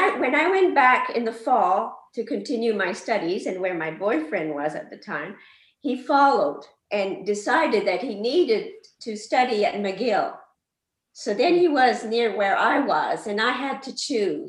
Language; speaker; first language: English; non-native, fluent; French